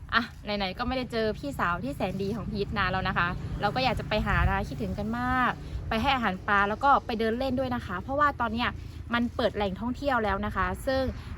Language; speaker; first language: Thai; native; Thai